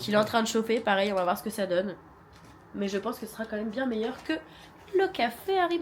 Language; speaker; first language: French; native; French